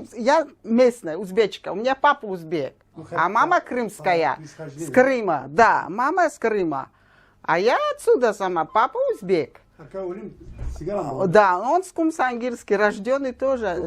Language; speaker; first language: Russian; non-native, local second language; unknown